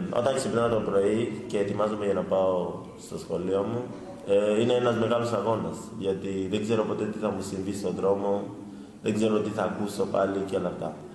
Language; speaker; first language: Greek; early bilingual, other home language; Swahili